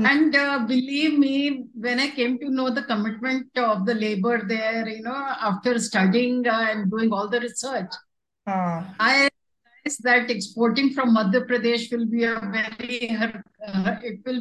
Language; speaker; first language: English; non-native, local second language; Hindi